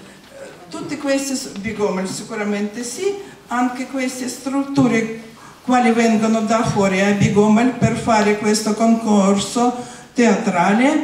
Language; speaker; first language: Italian; non-native, learner; Russian